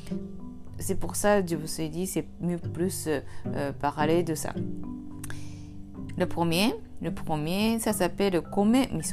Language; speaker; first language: French; non-native, fluent; Japanese